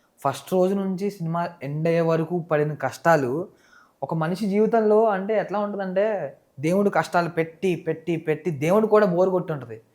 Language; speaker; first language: Telugu; non-native, local second language; Nepali